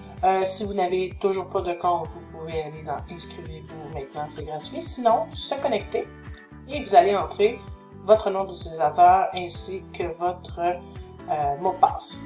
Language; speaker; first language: French; native; French